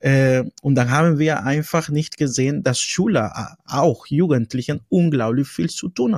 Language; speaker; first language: German; non-native, fluent; Spanish